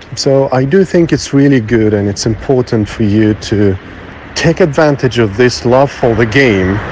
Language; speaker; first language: English; non-native, fluent; Arabic